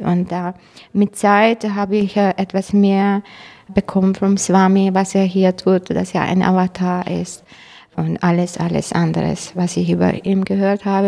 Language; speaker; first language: German; non-native, fluent; Croatian